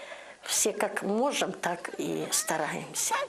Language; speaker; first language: Russian; native; Russian